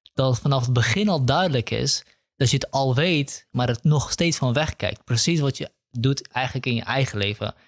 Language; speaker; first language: Dutch; early bilingual, other home language; Kurdish